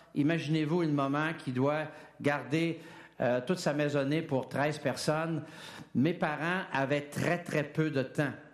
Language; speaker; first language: French; native; French